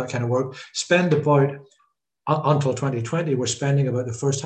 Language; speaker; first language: English; native; English